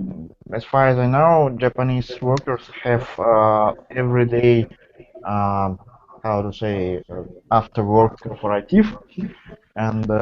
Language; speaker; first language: English; non-native, fluent; Russian